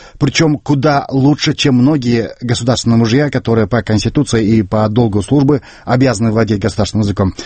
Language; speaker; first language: Russian; non-native, local second language; Kazakh